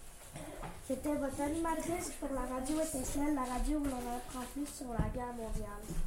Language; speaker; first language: French; native; French